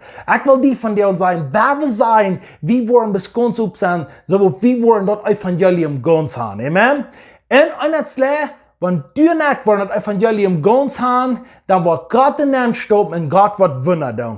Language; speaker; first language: German; non-native, learner; English